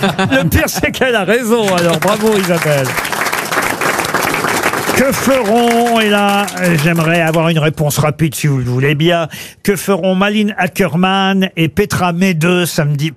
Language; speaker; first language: French; native; French